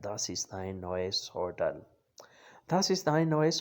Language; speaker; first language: German; non-native, learner; Urdu